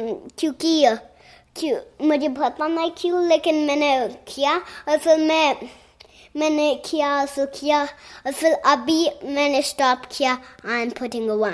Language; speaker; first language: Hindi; early bilingual, heritage; Hindi